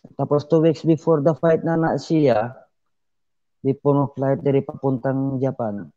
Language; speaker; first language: Filipino; non-native, local second language; Cebuano